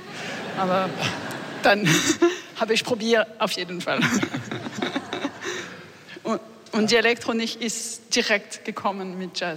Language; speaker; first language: German; non-native, learner; French